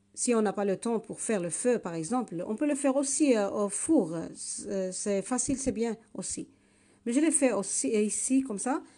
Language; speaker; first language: French; non-native, learner; Arabic